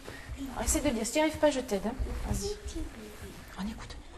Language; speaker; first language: French; native; French